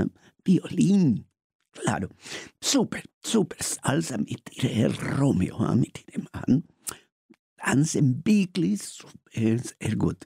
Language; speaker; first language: German; non-native, learner; Spanish